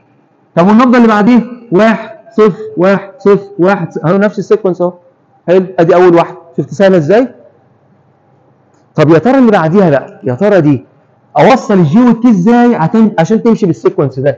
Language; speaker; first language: Arabic; native; Arabic